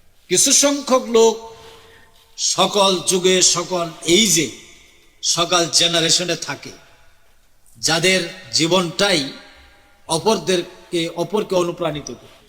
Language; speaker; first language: Bangla; native; Bangla